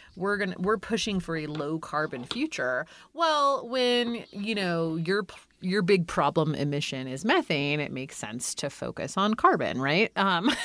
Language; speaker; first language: English; native; English